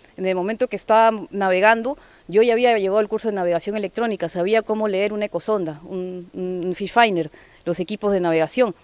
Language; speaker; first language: Spanish; native; Spanish